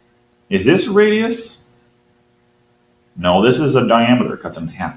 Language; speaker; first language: English; native; English